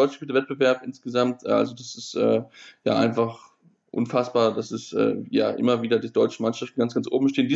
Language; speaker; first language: German; native; German